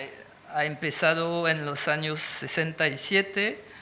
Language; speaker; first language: Spanish; non-native, fluent; French